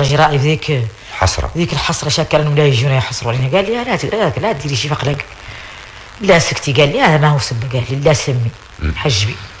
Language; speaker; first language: Arabic; early bilingual, heritage; Arabic